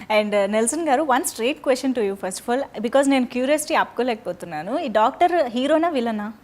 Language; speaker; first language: Telugu; native; Telugu